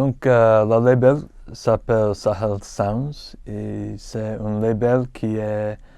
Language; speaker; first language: French; non-native, fluent; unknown